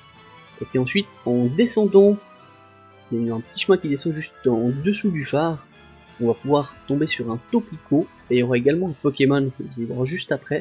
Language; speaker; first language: French; native; French